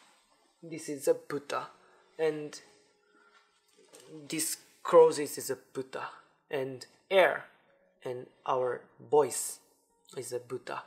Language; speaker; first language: English; non-native, learner; Japanese